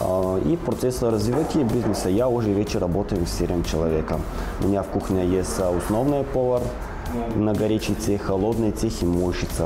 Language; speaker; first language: Russian; non-native, learner; Bulgarian